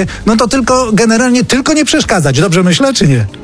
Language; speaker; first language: Polish; native; Polish